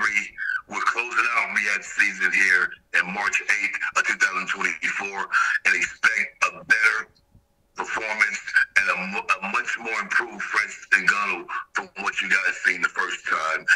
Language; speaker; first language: English; native; English